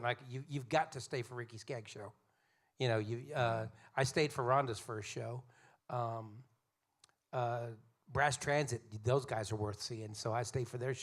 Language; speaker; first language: English; native; English